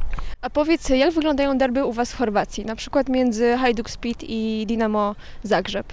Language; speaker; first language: Polish; native; Polish